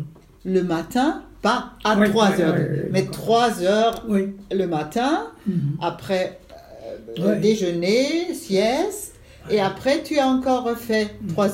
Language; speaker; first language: French; non-native, fluent; German